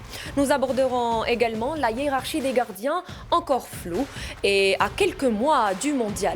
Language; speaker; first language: French; native; French